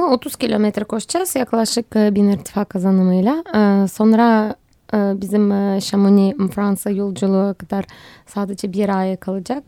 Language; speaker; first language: Turkish; non-native, fluent; Russian